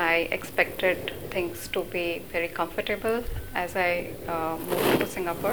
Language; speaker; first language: English; non-native, local second language; Hindi